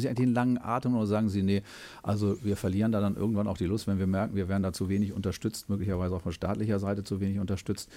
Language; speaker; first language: German; native; German